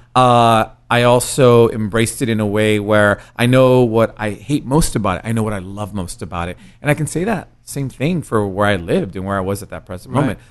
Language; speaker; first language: English; early bilingual, other home language; Spanish